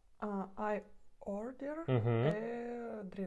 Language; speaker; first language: English; non-native, learner; Russian